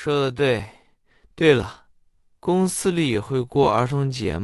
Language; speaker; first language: Chinese; non-native, fluent; English